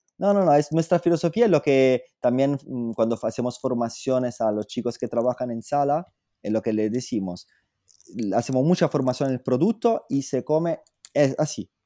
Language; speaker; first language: Spanish; non-native, fluent; Italian